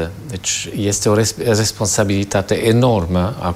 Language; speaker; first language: Romanian; non-native, fluent; German